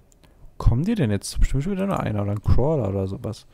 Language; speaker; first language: German; native; German